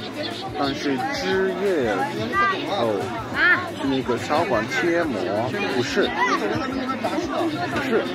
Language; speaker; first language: Chinese; non-native, learner; English